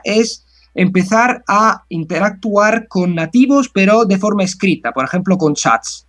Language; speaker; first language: Spanish; non-native, fluent; Italian